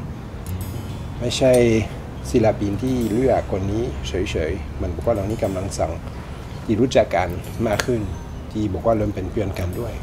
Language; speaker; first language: Thai; non-native, learner; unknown